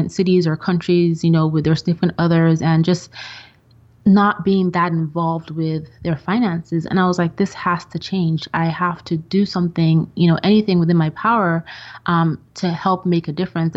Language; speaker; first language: English; non-native, local second language; Yoruba